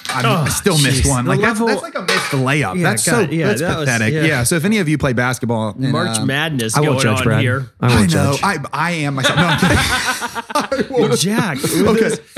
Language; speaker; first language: English; native; English